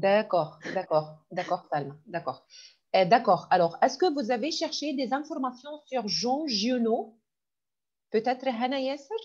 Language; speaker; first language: French; non-native, fluent; Arabic